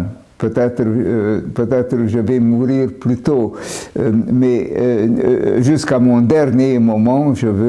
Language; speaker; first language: French; non-native, fluent; Hungarian